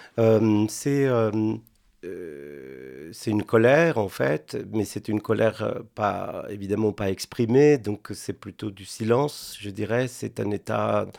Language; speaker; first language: French; non-native, fluent; Spanish